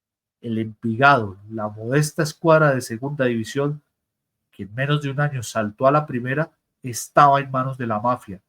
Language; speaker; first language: Spanish; native; Spanish